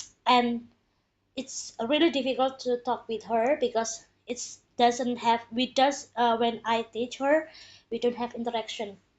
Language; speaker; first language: English; non-native, fluent; Indonesian